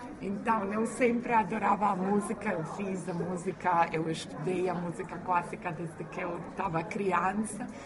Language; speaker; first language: Portuguese; non-native, fluent; Croatian